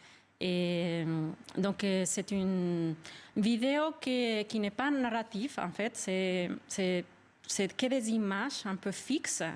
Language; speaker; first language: French; non-native, fluent; Spanish